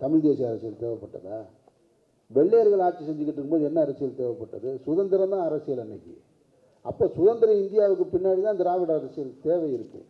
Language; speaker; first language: Tamil; native; Tamil